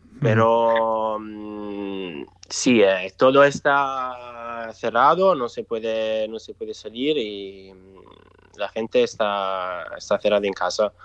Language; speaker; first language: Spanish; non-native, local second language; Italian